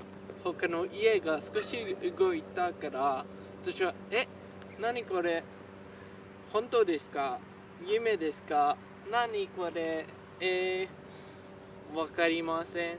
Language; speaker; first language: Japanese; non-native, learner; French